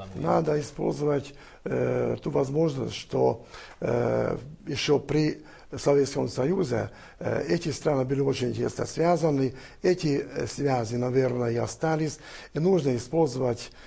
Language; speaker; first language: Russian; non-native, fluent; Hungarian